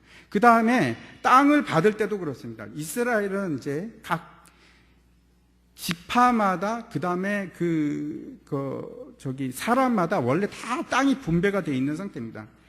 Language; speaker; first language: Korean; native; Korean